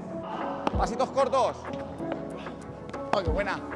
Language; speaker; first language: Spanish; native; Spanish